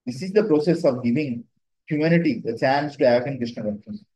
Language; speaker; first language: English; non-native, local second language; Bangla